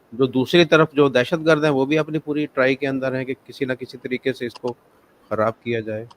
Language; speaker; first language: Urdu; non-native, local second language; Punjabi